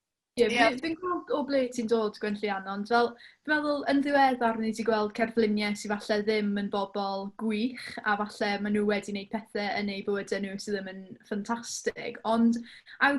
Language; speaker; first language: Welsh; non-native, local second language; English